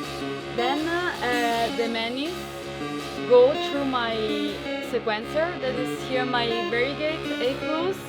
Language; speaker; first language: English; non-native, fluent; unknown